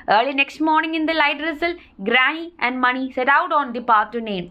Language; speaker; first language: English; non-native, local second language; Malayalam